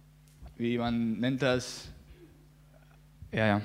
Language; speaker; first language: German; non-native, learner; Latvian